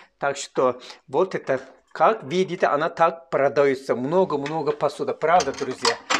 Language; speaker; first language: Russian; non-native, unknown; Turkish